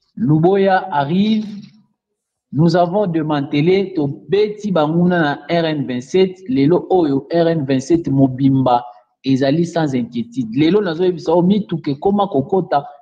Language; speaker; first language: Lingala; non-native, local second language; Luba-Lulua